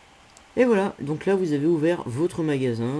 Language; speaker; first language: French; native; French